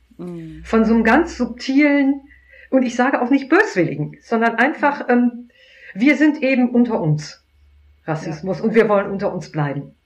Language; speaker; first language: German; native; German